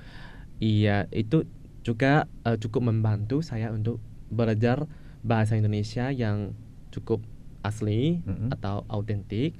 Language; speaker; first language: Indonesian; non-native, fluent; Chinese